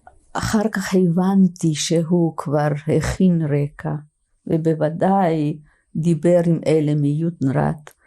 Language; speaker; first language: Hebrew; non-native, fluent; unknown